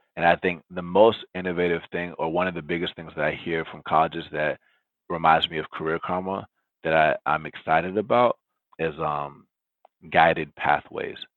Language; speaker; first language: English; early bilingual, other home language; Spanish